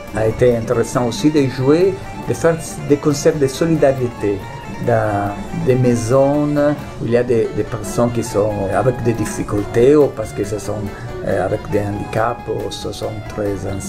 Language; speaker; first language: French; non-native, fluent; Italian